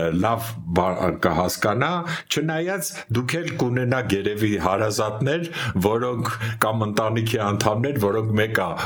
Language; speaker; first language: Armenian; native; Armenian